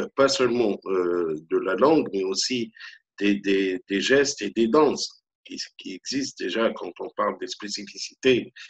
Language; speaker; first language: French; non-native, local second language; Arabic